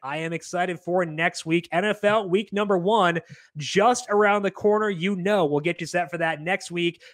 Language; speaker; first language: English; native; English